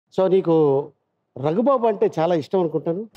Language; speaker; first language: Telugu; native; Telugu